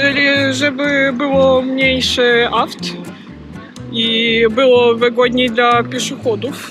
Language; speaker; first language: Polish; non-native, learner; Ukrainian